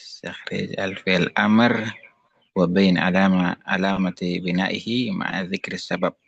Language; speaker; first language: Arabic; non-native, fluent; Indonesian